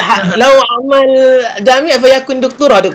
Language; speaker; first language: Arabic; non-native, fluent; Malay